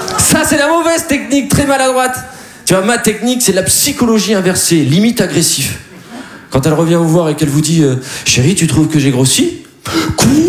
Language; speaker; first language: French; native; French